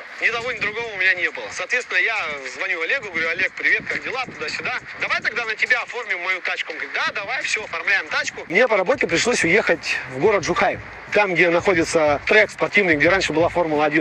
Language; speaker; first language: Russian; native; Russian